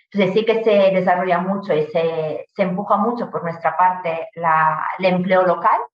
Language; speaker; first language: Spanish; non-native, fluent; Italian